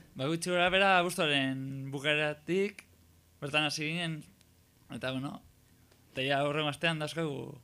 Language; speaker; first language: Basque; non-native, local second language; Spanish